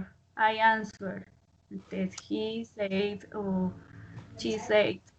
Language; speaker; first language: English; non-native, learner; Spanish